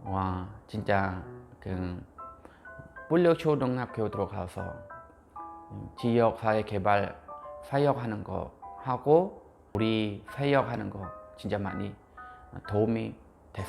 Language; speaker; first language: Korean; non-native, fluent; Khmer